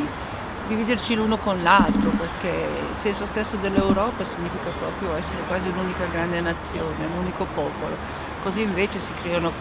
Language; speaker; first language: Italian; native; Italian